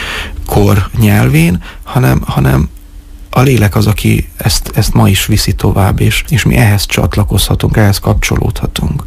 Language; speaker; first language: Hungarian; native; Hungarian